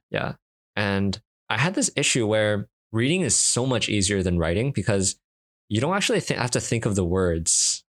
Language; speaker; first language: English; native; English